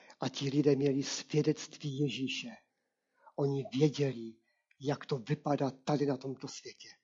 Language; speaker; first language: Czech; non-native, local second language; Polish